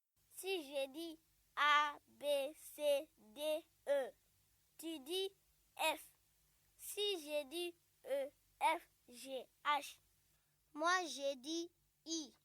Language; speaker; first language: French; non-native, local second language; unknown